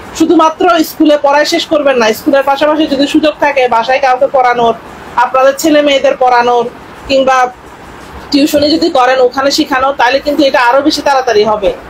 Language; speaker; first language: Bangla; non-native, local second language; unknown